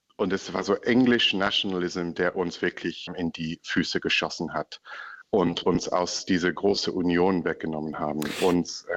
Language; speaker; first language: German; non-native, fluent; English